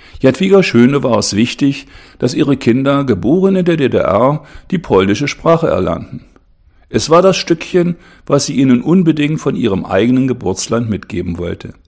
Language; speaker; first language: German; native; German